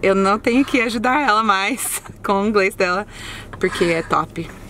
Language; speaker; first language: Portuguese; non-native, learner; English